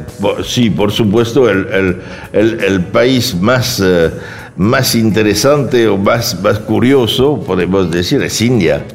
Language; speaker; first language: Spanish; non-native, fluent; French